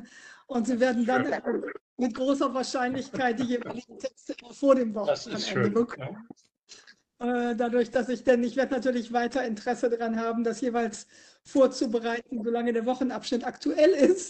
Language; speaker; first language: German; native; German